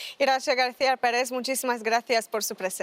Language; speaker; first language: Spanish; non-native, fluent; Romanian